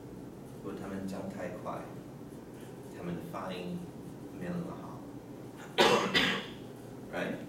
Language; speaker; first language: Chinese; non-native, learner; English